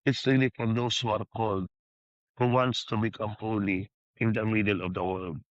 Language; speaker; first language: English; non-native, local second language; Filipino